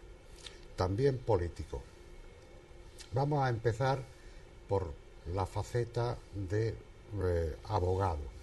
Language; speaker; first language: Spanish; native; Spanish